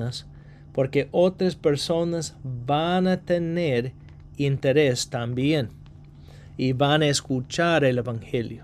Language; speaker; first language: Spanish; non-native, fluent; English